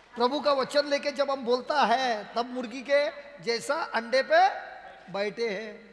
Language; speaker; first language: Hindi; non-native, local second language; Marathi